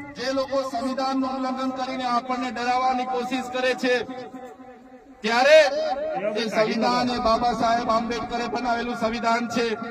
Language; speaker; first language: Gujarati; non-native, local second language; Vasavi